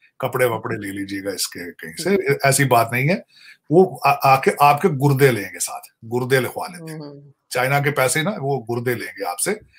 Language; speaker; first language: Urdu; non-native, local second language; Punjabi